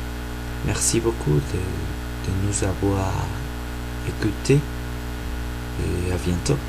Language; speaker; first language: French; non-native, fluent; Spanish